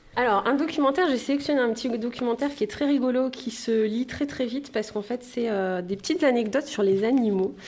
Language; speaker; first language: French; native; French